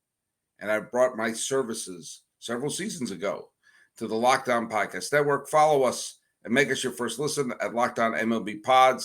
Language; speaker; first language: English; native; English